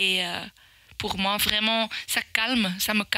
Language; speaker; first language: French; non-native, local second language; Dutch